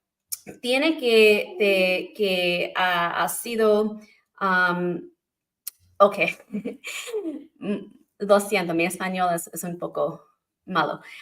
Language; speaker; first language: Spanish; non-native, learner; English